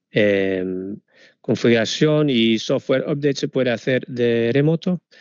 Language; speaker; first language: Spanish; non-native, fluent; Dutch